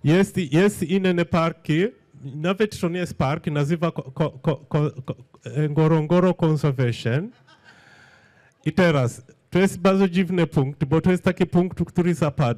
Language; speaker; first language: Polish; non-native, fluent; Swahili